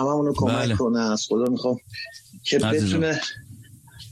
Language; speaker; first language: Persian; native; Persian